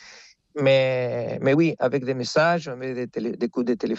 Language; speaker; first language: French; non-native, fluent; Spanish